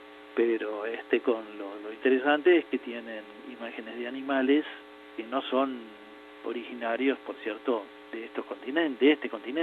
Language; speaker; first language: Spanish; native; Spanish